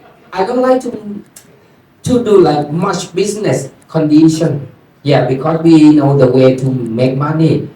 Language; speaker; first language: English; non-native, learner; Thai